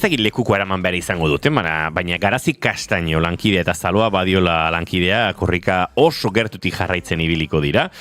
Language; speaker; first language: Basque; native; Basque